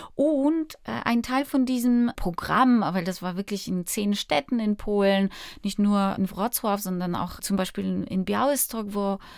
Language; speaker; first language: German; early bilingual, other home language; Polish